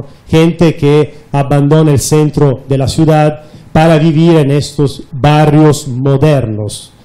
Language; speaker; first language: Spanish; non-native, fluent; Italian